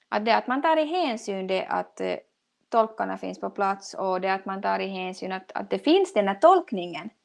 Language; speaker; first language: Swedish; native; Swedish